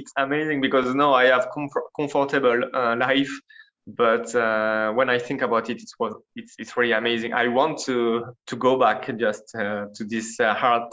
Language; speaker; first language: English; non-native, learner; French